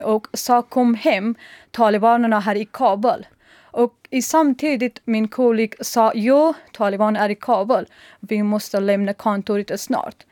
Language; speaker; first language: Swedish; non-native, learner; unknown